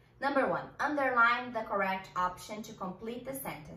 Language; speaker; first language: English; non-native, fluent; Portuguese